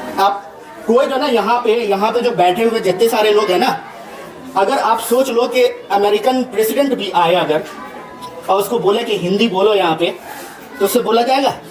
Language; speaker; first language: Hindi; native; Hindi